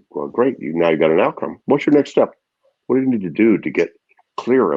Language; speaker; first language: English; native; English